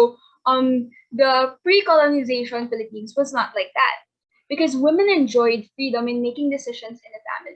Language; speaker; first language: English; non-native, local second language; Filipino